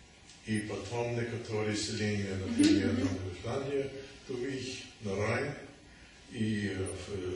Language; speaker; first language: Russian; non-native, learner; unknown